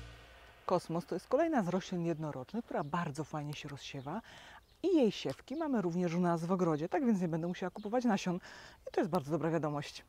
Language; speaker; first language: Polish; native; Polish